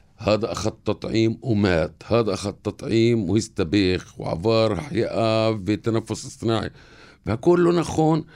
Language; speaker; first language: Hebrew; non-native, local second language; Arabic